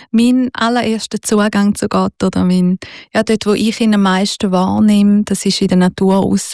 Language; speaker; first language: German; native; German